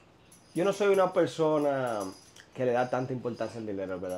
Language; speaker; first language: Spanish; native; Spanish